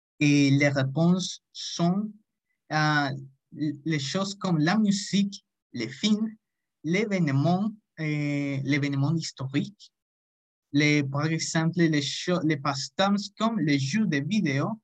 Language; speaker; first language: French; non-native, learner; Spanish